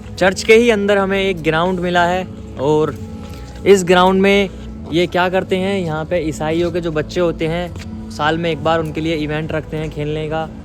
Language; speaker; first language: Hindi; native; Hindi